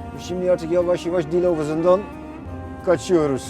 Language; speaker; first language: Turkish; non-native, fluent; Dutch